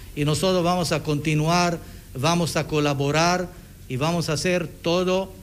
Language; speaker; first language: Spanish; non-native, fluent; Hebrew